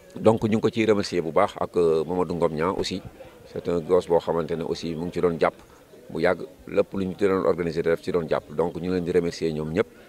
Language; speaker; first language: Wolof; native; Wolof